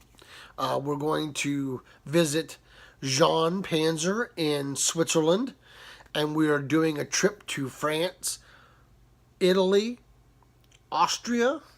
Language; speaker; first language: English; native; English